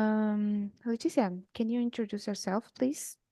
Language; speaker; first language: English; non-native, learner; Portuguese